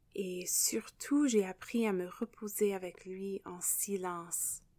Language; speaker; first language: French; non-native, fluent; English